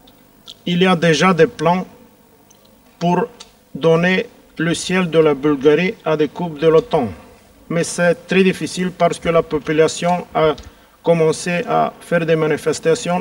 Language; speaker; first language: French; non-native, fluent; Bulgarian